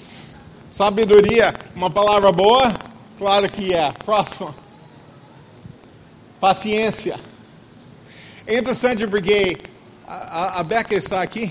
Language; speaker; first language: Portuguese; non-native, fluent; English